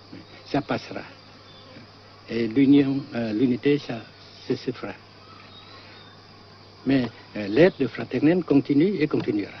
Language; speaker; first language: French; non-native, fluent; Vietnamese